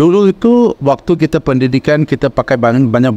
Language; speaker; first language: Indonesian; non-native, fluent; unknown